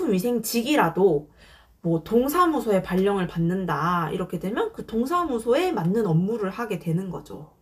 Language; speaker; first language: Korean; native; Korean